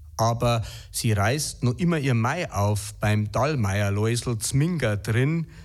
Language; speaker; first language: German; native; German